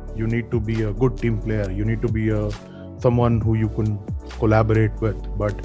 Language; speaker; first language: English; non-native, local second language; Hindi